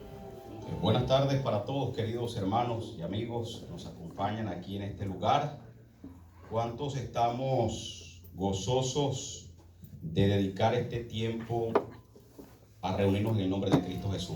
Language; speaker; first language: Spanish; native; Spanish